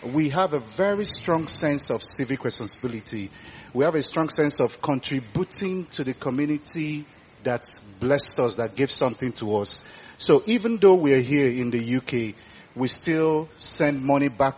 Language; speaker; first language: English; non-native, local second language; Igbo